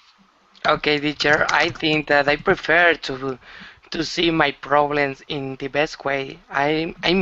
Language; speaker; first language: English; non-native, learner; Spanish